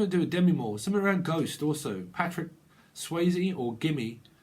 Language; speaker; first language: English; native; English